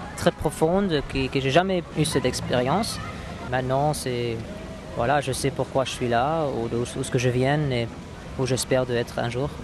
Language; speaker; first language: French; non-native, fluent; English